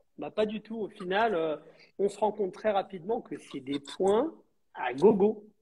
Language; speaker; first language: French; native; French